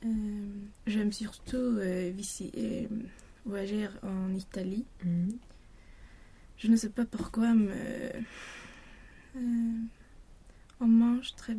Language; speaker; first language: French; non-native, learner; Swedish